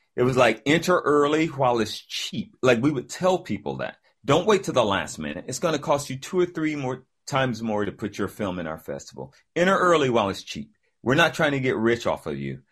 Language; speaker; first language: English; native; English